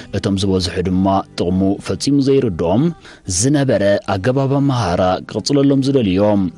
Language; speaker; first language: Tigrinya; native; Tigrinya